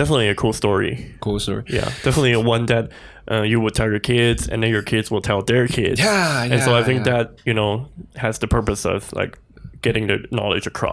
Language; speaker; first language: English; non-native, fluent; Chinese